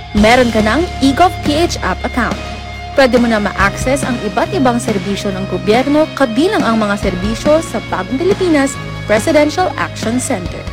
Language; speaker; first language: Filipino; native; Filipino